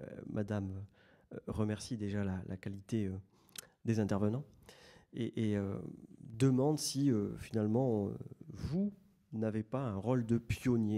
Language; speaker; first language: French; native; French